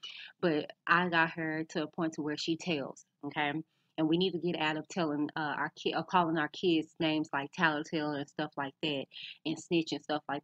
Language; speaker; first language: English; native; English